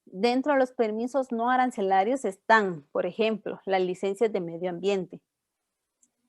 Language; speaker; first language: Spanish; native; Spanish